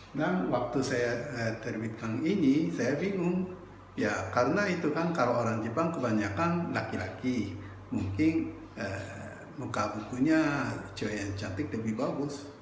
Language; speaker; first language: Indonesian; non-native, fluent; Japanese